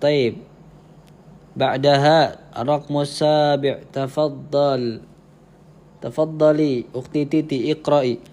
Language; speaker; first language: Arabic; non-native, fluent; Indonesian